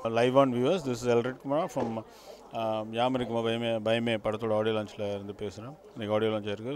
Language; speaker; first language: Tamil; native; Tamil